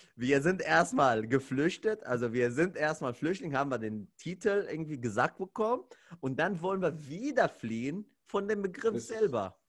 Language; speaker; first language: German; non-native, fluent; Arabic